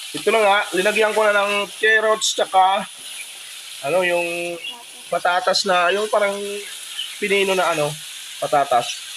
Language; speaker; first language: Filipino; non-native, local second language; Bikol